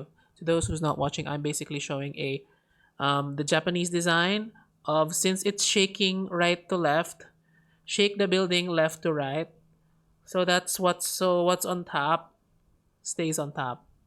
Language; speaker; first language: English; non-native, local second language; Filipino